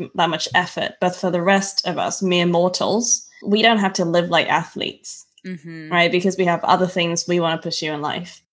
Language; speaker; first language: English; non-native, local second language; Cantonese